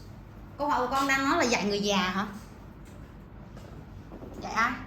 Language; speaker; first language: Vietnamese; native; Vietnamese